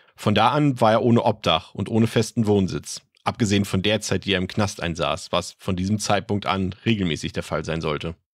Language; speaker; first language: German; native; German